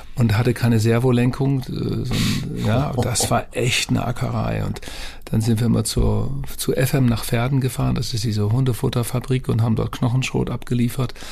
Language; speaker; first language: German; native; German